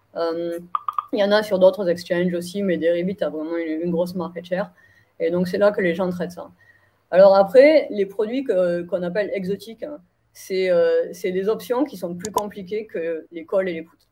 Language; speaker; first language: French; native; French